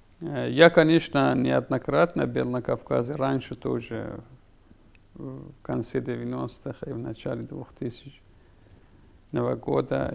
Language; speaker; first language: Russian; non-native, fluent; Persian